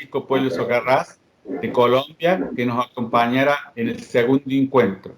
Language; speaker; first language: Spanish; native; Spanish